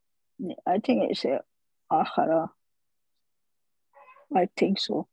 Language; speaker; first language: English; non-native, fluent; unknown